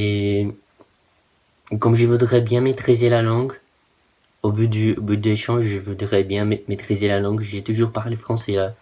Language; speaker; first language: French; non-native, learner; Portuguese